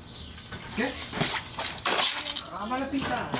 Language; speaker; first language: Spanish; native; Spanish